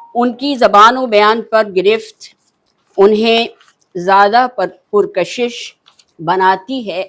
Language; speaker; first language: Urdu; native; Urdu